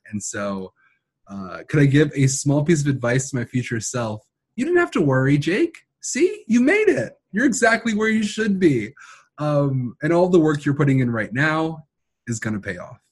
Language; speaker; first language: English; native; English